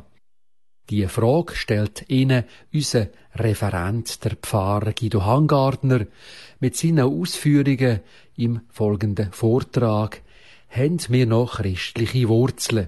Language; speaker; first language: German; native; German